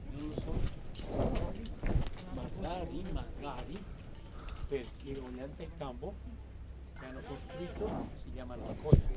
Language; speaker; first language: Italian; non-native, learner; Spanish